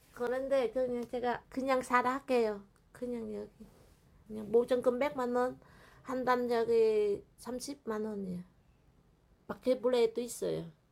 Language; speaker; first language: Korean; non-native, learner; Vietnamese